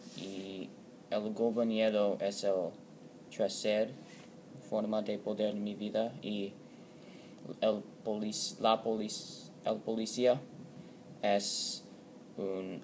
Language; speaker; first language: Spanish; non-native, learner; English